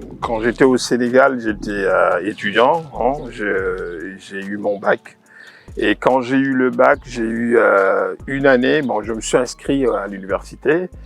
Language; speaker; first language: French; non-native, local second language; Wolof